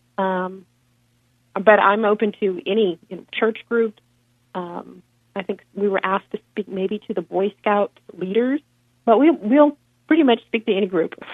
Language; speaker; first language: English; native; English